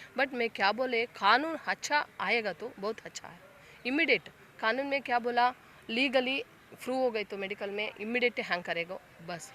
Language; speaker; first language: Hindi; non-native, local second language; Kannada